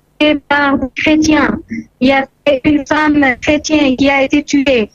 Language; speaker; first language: French; non-native, fluent; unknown